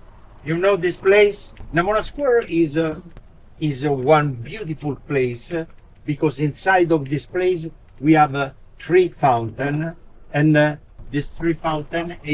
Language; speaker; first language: English; non-native, learner; Italian